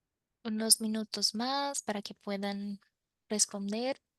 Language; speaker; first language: Spanish; non-native, fluent; Portuguese